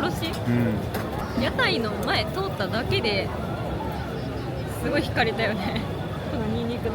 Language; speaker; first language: Japanese; native; Japanese